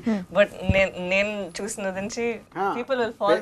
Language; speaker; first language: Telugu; non-native, learner; Tamil